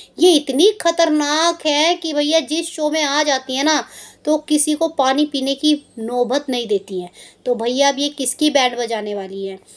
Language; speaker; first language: Hindi; native; Hindi